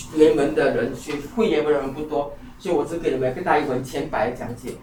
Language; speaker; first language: Chinese; native; Chinese